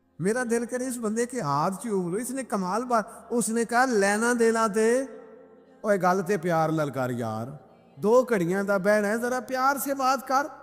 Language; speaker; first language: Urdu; non-native, local second language; Punjabi